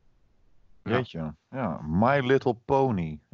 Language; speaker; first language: Dutch; native; Dutch